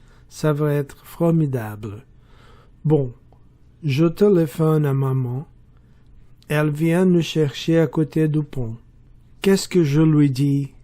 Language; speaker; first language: French; non-native, learner; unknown